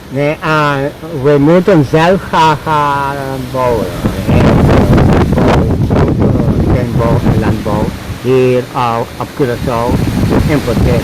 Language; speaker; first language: Dutch; non-native, local second language; Papiamento